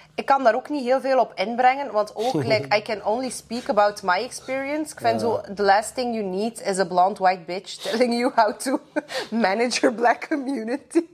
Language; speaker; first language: Dutch; early bilingual, other home language; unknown